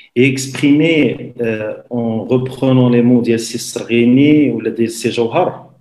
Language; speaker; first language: French; non-native, local second language; Arabic